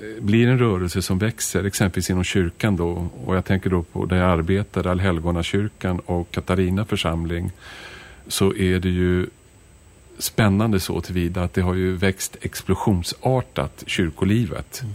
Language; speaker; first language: Swedish; native; Swedish